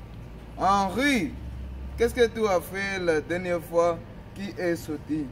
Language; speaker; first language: French; non-native, learner; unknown